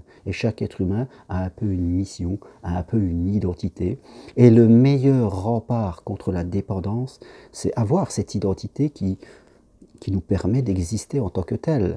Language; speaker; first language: French; native; French